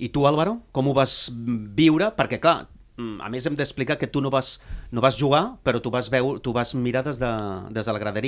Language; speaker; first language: Catalan; native; Catalan